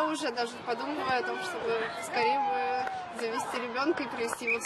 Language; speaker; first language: Russian; native; Russian